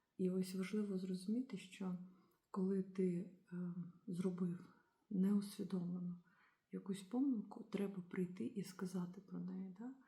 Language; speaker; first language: Ukrainian; non-native, local second language; Russian